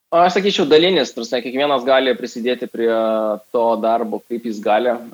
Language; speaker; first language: Lithuanian; non-native, local second language; Russian